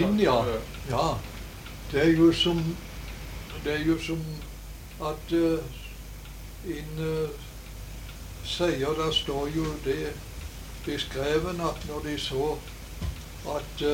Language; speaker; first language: Norwegian; native; Norwegian